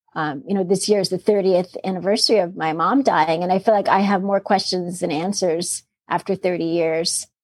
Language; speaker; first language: English; native; English